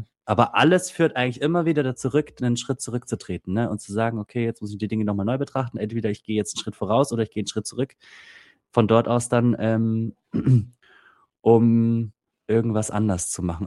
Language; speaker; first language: German; native; German